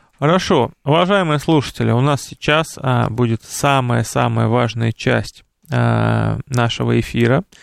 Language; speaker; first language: Russian; native; Russian